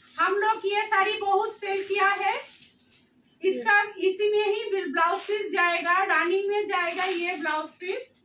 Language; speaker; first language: Hindi; non-native, local second language; Bangla